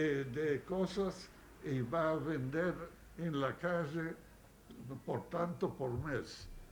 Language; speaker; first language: Spanish; non-native, fluent; Yiddish